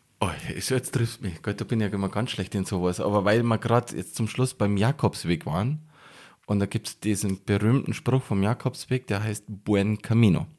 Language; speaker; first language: German; native; German